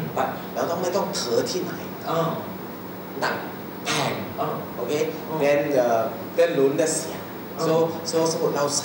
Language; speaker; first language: Thai; non-native, learner; Chinese